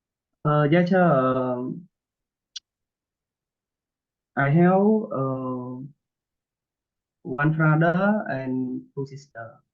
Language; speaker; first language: English; non-native, learner; Khmer